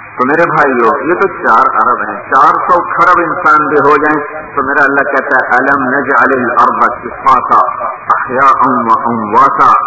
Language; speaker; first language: Urdu; non-native, local second language; Punjabi